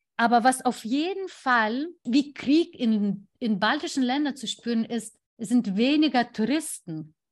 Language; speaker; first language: German; non-native, fluent; Lithuanian